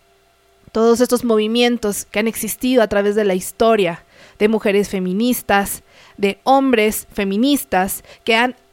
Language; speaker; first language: Spanish; native; Spanish